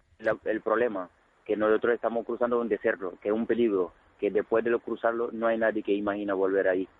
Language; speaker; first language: Spanish; non-native, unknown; Wolof